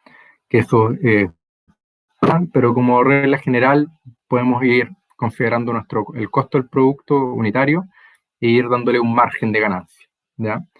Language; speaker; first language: Spanish; native; Spanish